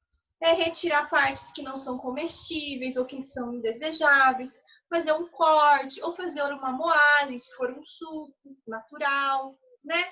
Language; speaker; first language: Portuguese; native; Portuguese